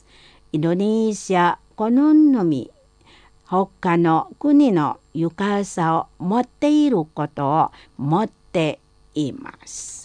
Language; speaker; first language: Japanese; non-native, fluent; Indonesian